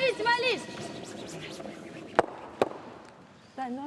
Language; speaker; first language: Russian; native; Russian